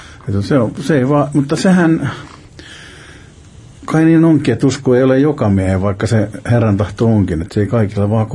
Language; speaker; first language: Finnish; native; Finnish